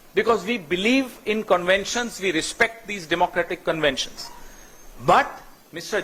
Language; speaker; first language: English; non-native, local second language; Hindi